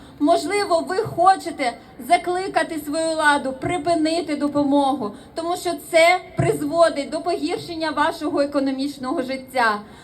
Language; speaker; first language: Ukrainian; native; Ukrainian